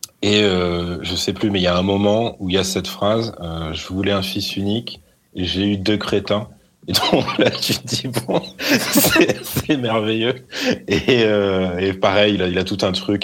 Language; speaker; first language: French; native; French